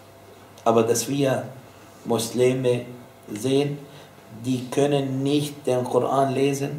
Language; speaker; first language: German; non-native, fluent; Arabic